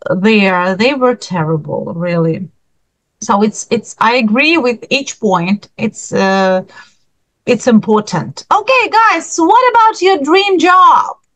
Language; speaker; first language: English; non-native, fluent; Ukrainian